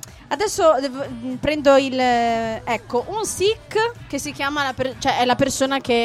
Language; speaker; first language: Italian; native; Italian